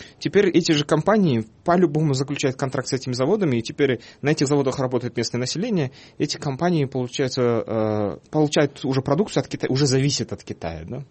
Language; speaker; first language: Russian; non-native, local second language; Kyrgyz